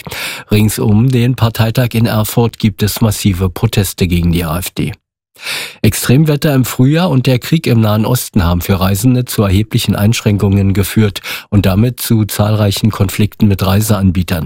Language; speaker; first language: German; native; German